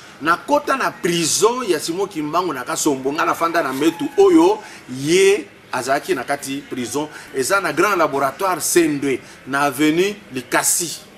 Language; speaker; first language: Lingala; non-native, local second language; Swahili